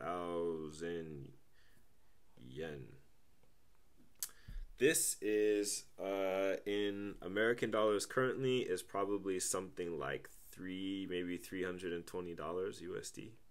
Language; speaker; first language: English; native; English